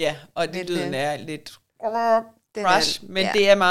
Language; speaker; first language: Danish; native; Danish